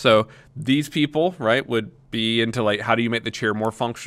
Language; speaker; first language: English; native; English